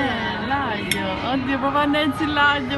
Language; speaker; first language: Italian; native; Italian